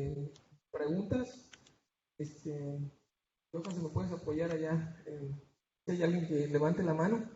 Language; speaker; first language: Spanish; native; Spanish